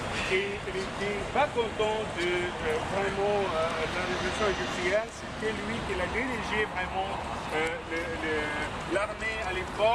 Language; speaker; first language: French; non-native, fluent; Arabic